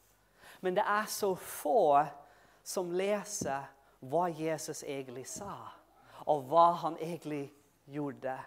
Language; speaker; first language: Norwegian; non-native, fluent; English